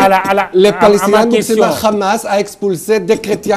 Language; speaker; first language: French; non-native, fluent; Hebrew